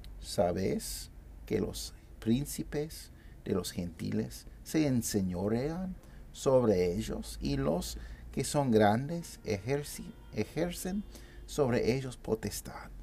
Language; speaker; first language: Spanish; non-native, fluent; English